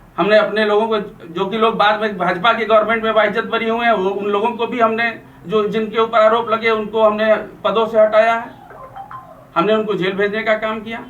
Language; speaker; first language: Hindi; native; Hindi